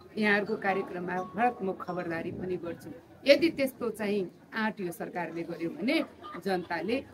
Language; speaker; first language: Nepali; non-native, local second language; Maithili